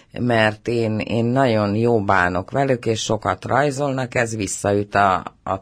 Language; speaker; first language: Hungarian; native; Hungarian